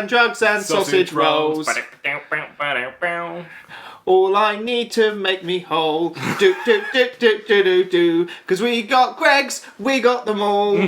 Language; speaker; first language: English; native; English